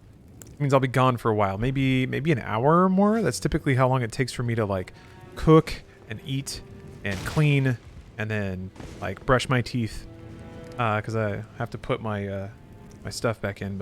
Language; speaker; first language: English; native; English